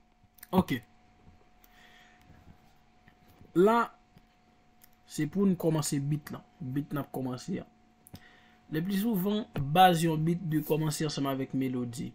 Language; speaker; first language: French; non-native, local second language; Haitian Creole